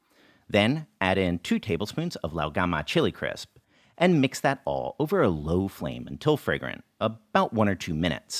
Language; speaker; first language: English; native; English